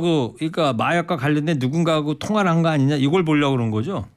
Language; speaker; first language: Korean; native; Korean